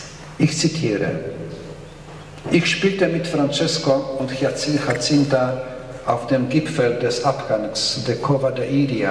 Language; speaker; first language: German; non-native, fluent; Polish